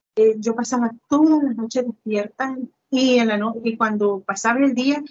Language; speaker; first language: Spanish; native; Spanish